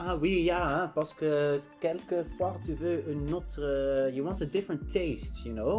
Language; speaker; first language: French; non-native, learner; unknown